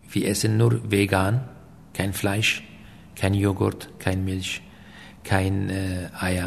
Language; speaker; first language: German; non-native, fluent; Aramaic